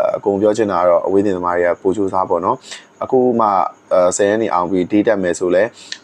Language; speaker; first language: Burmese; native; Burmese